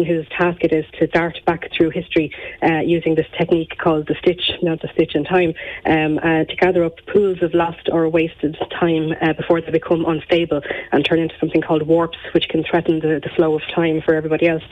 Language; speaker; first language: English; native; English